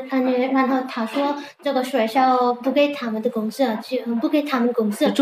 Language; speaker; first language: Chinese; non-native, learner; Nepali